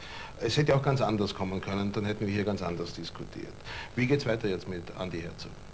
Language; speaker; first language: German; native; German